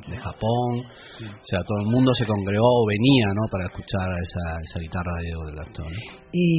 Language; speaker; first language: Spanish; native; Spanish